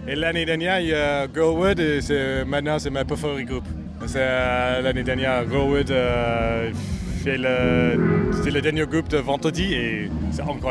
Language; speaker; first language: French; non-native, learner; English